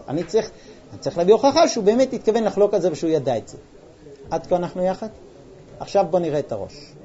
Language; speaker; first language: Hebrew; non-native, fluent; English